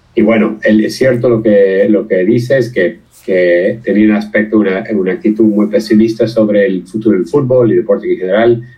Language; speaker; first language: Spanish; non-native, fluent; English